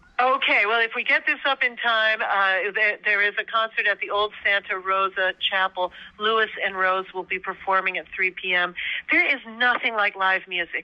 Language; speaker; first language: English; native; English